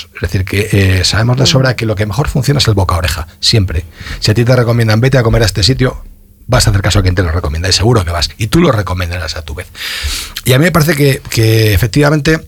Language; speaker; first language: Spanish; native; Spanish